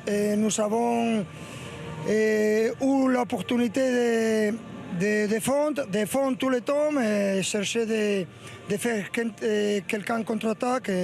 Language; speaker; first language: French; non-native, learner; Spanish